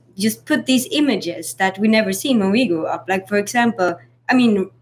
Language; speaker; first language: English; non-native, fluent; Swedish